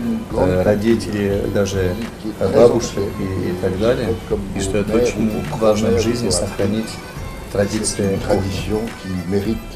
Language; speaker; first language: Russian; non-native, fluent; French